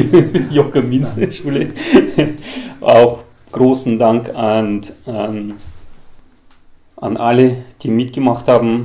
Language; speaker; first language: German; non-native, fluent; Russian